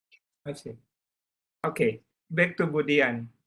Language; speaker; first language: English; non-native, learner; Indonesian